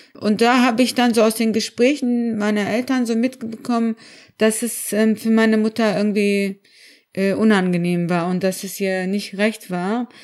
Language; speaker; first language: German; early bilingual, other home language; Turkish